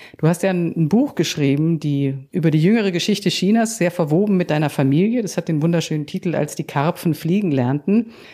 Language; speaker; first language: German; native; German